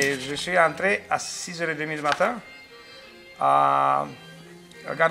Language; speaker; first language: French; non-native, fluent; Romanian